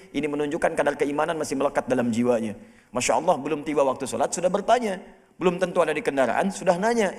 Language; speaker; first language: Indonesian; native; Indonesian